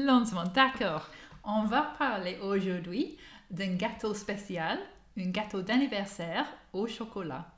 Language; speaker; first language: French; non-native, learner; English